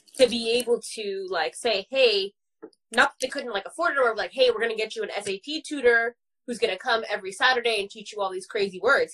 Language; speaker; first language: English; native; English